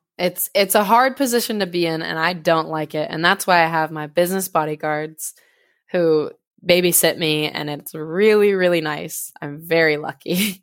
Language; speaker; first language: English; native; English